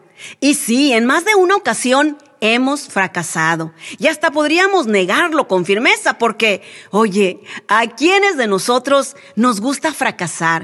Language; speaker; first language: Spanish; native; Spanish